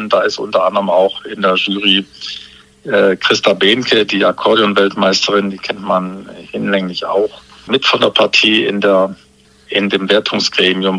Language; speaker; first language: German; native; German